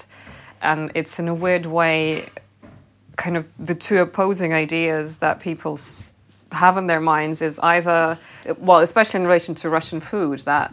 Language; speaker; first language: English; non-native, fluent; Russian